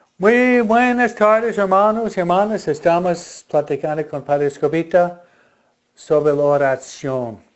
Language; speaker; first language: Spanish; non-native, fluent; English